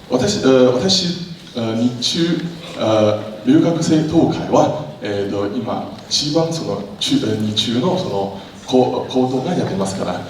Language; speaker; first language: Japanese; non-native, learner; Chinese